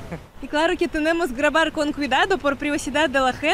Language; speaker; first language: Spanish; non-native, fluent; Russian